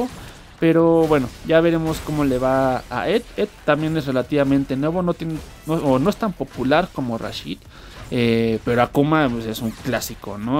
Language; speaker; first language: Spanish; native; Spanish